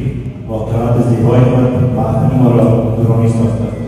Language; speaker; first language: Persian; native; Persian